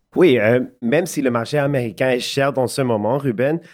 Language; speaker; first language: French; non-native, fluent; Spanish